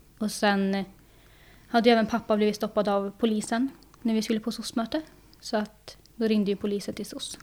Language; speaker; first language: Swedish; native; Swedish